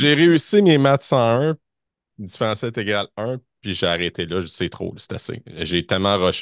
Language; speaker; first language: French; native; French